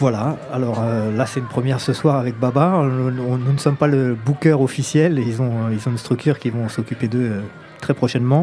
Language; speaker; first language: French; native; French